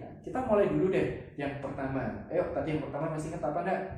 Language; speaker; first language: Indonesian; native; Indonesian